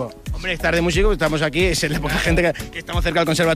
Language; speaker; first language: Spanish; native; Spanish